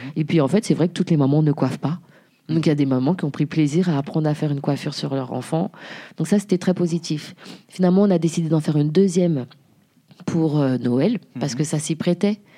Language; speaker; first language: French; early bilingual, other home language; Haitian Creole